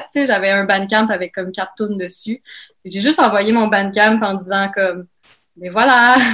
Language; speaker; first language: French; native; French